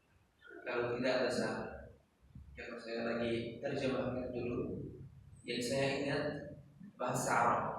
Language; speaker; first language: Indonesian; non-native, learner; Arabic